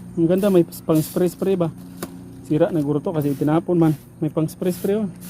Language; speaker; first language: Filipino; non-native, local second language; Cebuano